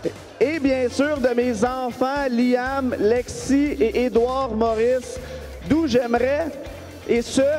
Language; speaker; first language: French; native; French